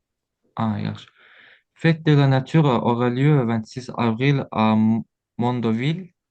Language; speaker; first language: French; non-native, learner; Azerbaijani